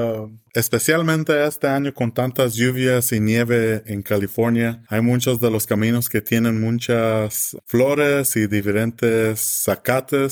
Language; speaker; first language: Spanish; early bilingual, heritage; English